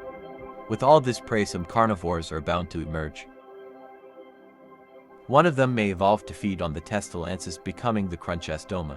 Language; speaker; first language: English; native; English